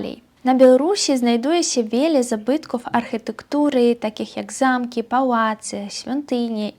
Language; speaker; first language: Polish; non-native, fluent; Belarusian